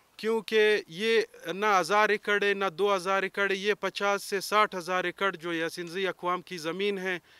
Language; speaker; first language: Urdu; non-native, local second language; Pashto